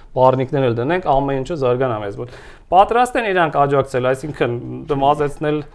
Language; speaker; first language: Armenian; native; Armenian